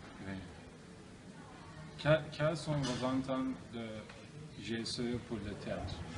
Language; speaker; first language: French; non-native, learner; Turkish